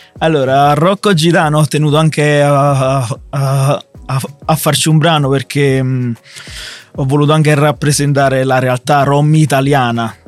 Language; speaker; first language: Italian; early bilingual, other home language; French